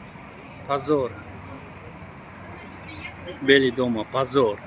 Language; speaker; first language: Russian; non-native, local second language; Tajik